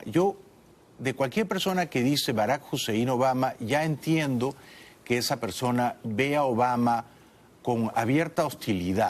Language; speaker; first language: Spanish; native; Spanish